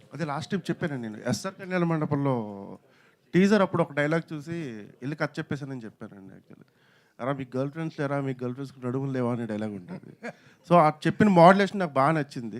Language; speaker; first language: Telugu; native; Telugu